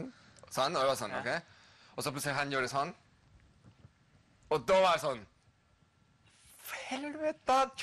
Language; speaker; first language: Norwegian; non-native, fluent; Spanish